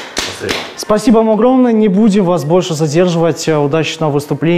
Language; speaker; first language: Russian; native; Russian